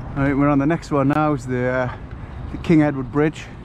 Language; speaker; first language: English; native; English